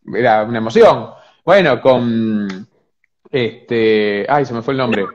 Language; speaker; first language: Spanish; native; Spanish